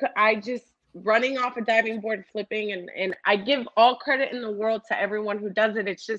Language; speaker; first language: English; native; English